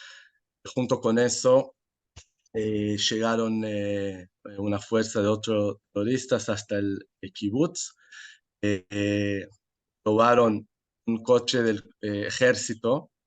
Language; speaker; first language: Spanish; non-native, fluent; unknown